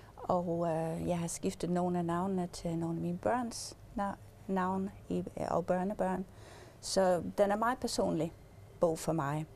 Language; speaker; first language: Danish; early bilingual, heritage; English